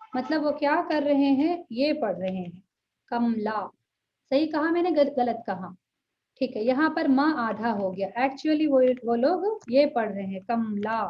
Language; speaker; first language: Hindi; non-native, local second language; Telugu